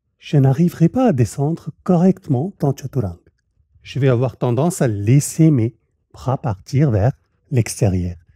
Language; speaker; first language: French; native; French